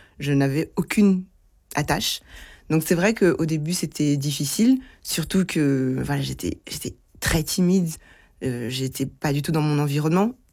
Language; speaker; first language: French; early bilingual, other home language; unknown